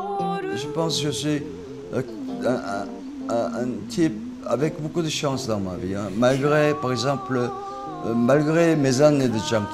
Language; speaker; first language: French; non-native, fluent; Korean